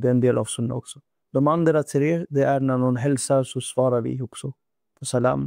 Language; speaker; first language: Swedish; non-native, fluent; Urdu